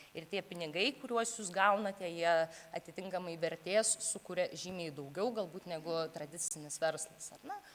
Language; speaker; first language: Lithuanian; native; Lithuanian